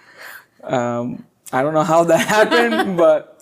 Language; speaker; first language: English; non-native, local second language; Telugu